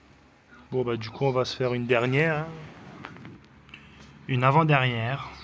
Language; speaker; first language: French; native; French